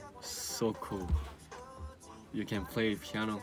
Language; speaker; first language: English; non-native, learner; Korean